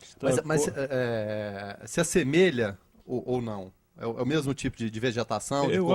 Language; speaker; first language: Portuguese; native; Portuguese